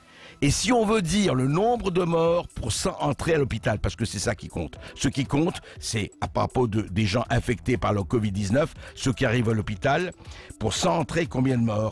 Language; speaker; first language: French; native; French